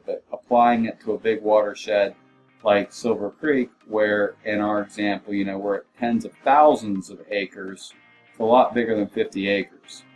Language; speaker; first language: English; native; English